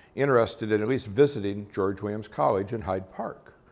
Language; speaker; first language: English; native; English